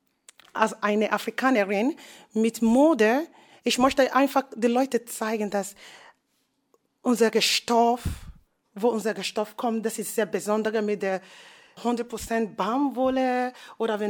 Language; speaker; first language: German; non-native, fluent; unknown